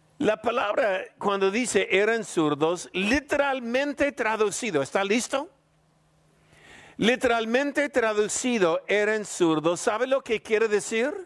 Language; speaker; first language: Spanish; non-native, fluent; English